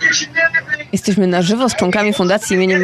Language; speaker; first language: Polish; native; Polish